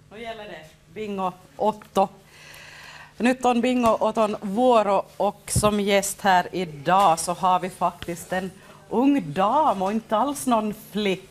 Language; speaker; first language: Swedish; native; Swedish